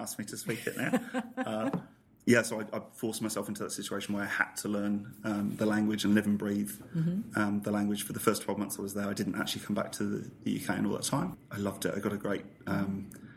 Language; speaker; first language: English; native; English